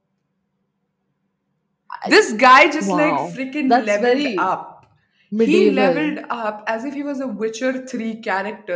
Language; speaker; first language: English; non-native, local second language; Arabic